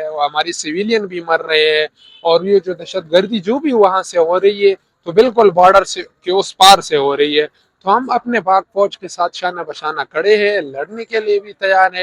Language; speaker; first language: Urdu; non-native, local second language; Pashto